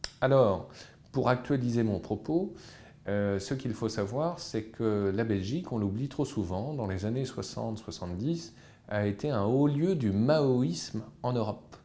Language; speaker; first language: French; native; French